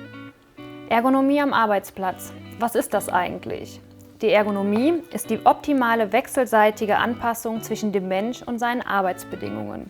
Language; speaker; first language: German; native; German